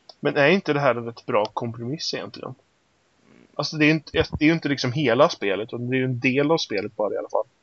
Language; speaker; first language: Swedish; native; Swedish